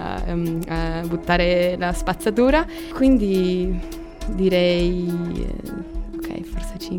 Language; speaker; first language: Italian; non-native, fluent; Polish